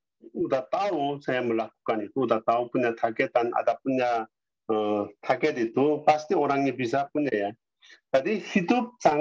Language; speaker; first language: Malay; non-native, learner; Korean